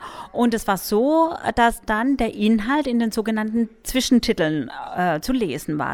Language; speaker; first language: German; native; German